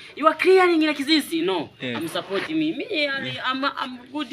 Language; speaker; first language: English; non-native, learner; Swahili